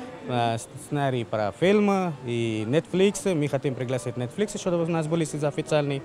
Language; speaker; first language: Russian; non-native, learner; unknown